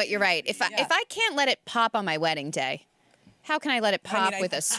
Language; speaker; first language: English; native; English